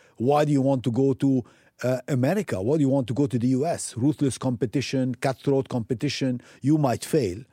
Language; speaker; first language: English; non-native, fluent; Arabic